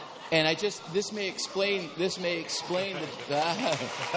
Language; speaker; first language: English; early bilingual, other home language; Spanish